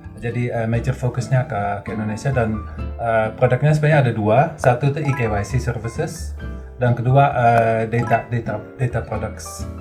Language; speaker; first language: Indonesian; non-native, fluent; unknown